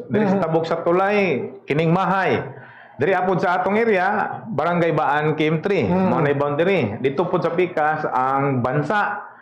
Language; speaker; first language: Cebuano; native; Cebuano